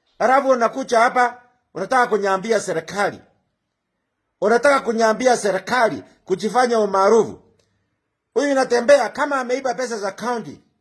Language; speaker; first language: Swahili; non-native, local second language; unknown